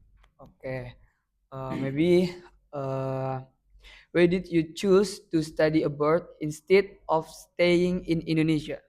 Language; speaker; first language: English; non-native, learner; Indonesian